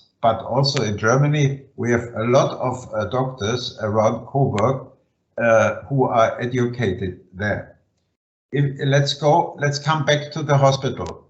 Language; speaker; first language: English; non-native, fluent; German